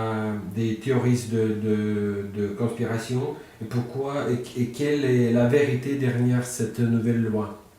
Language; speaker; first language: French; non-native, learner; Russian